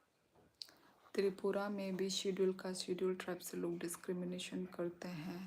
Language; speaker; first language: Hindi; non-native, local second language; Kok Borok